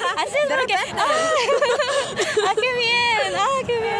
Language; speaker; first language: Spanish; non-native, fluent; Korean